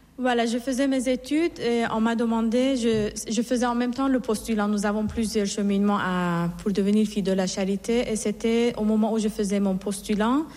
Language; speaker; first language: French; non-native, fluent; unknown